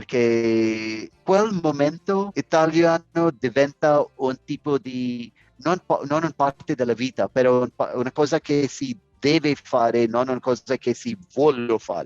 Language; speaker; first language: Italian; non-native, learner; English